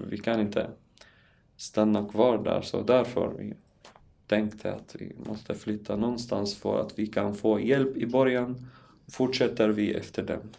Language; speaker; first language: Swedish; non-native, learner; Arabic